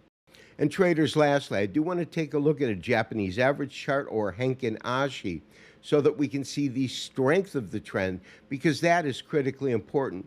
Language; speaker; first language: English; native; English